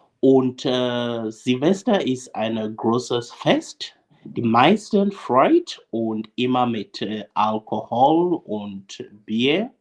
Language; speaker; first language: German; non-native, learner; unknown